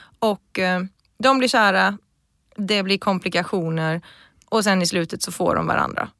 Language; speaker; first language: Swedish; native; Swedish